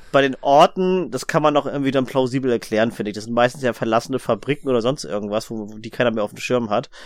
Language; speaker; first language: German; native; German